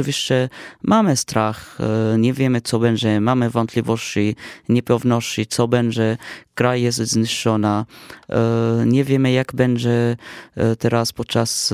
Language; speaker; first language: Polish; non-native, fluent; Arabic